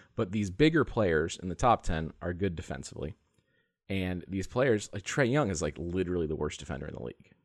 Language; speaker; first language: English; native; English